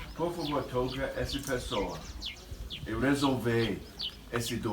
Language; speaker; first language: Portuguese; non-native, fluent; English